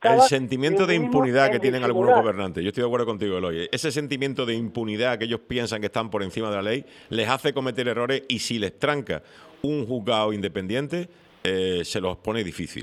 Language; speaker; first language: Spanish; native; Spanish